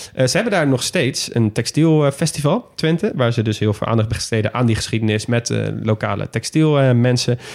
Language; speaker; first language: Dutch; native; Dutch